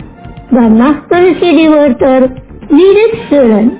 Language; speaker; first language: German; non-native, learner; Indonesian